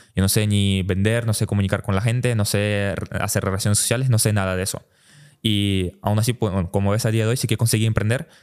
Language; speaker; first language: Spanish; early bilingual, other home language; Russian